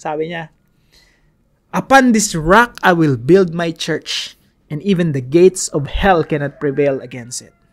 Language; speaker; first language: English; non-native, local second language; Filipino